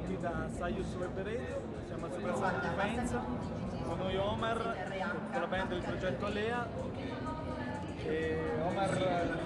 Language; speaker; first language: Italian; native; Italian